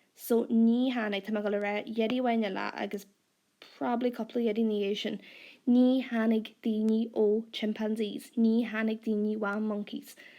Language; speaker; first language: Irish; non-native, local second language; English